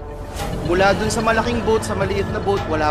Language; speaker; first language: Filipino; native; Filipino